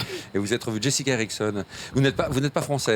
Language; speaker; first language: French; native; French